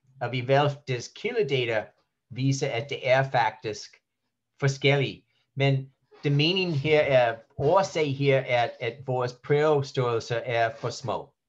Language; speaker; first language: Danish; non-native, learner; English